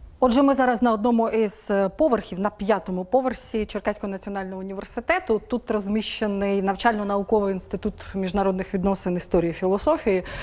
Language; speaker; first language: Ukrainian; native; Ukrainian